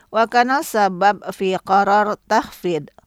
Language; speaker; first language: Arabic; non-native, fluent; Indonesian